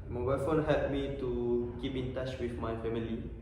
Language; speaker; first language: English; non-native, learner; Malay